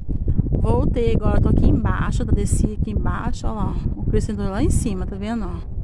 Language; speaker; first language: Portuguese; native; Portuguese